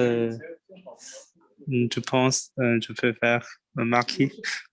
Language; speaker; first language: French; non-native, learner; Chinese